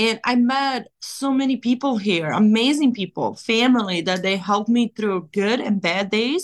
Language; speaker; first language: English; non-native, fluent; Serbian